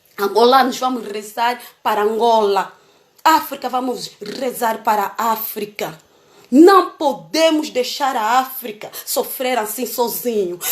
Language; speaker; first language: Portuguese; native; Portuguese